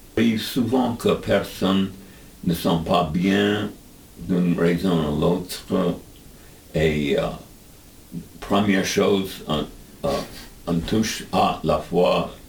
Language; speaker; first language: French; non-native, learner; English